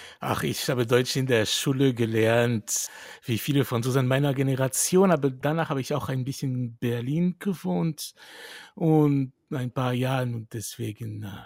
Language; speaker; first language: German; non-native, fluent; French